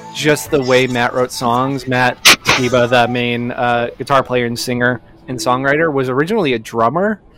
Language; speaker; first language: English; native; English